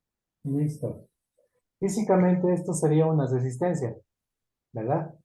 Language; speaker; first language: Spanish; native; Spanish